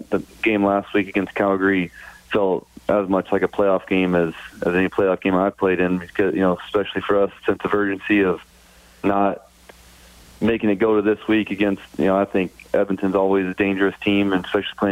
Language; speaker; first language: English; native; English